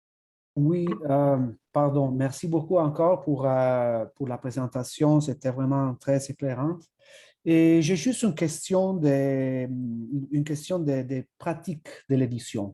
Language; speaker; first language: French; non-native, fluent; Italian